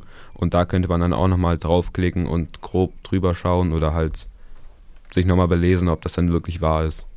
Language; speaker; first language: German; native; German